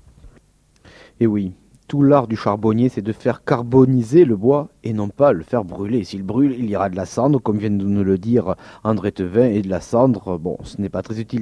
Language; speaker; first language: French; native; French